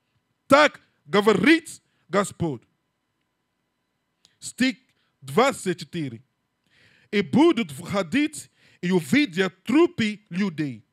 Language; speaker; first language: Russian; non-native, learner; English